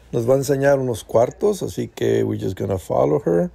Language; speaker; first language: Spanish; early bilingual, heritage; Spanish